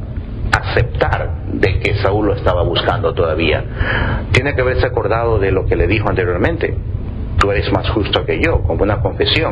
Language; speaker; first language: Spanish; native; Spanish